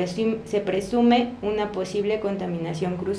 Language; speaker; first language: Spanish; native; Spanish